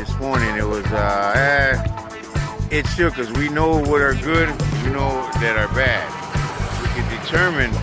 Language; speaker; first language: English; non-native, local second language; Spanish